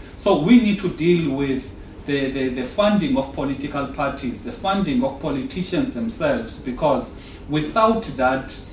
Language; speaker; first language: English; non-native, local second language; Xhosa